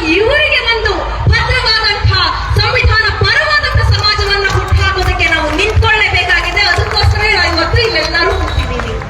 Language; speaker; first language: Kannada; native; Kannada